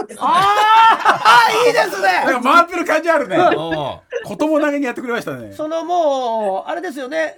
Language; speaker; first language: Japanese; native; Japanese